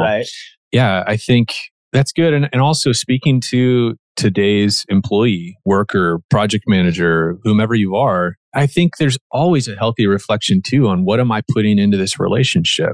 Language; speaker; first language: English; native; English